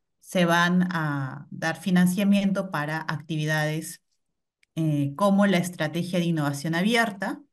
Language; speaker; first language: Spanish; native; Spanish